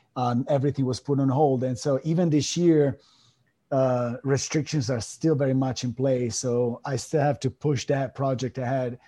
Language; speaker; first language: English; non-native, fluent; Italian